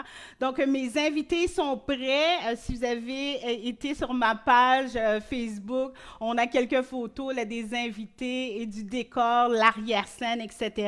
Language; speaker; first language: French; native; French